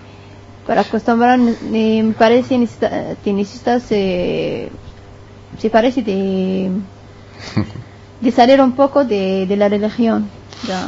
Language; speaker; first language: Spanish; non-native, learner; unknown